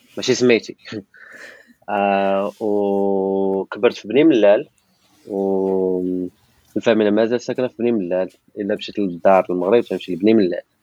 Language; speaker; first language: Arabic; non-native, local second language; Tachelhit